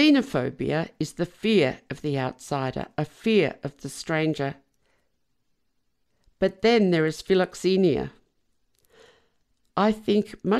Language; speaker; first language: English; non-native, local second language; Yiddish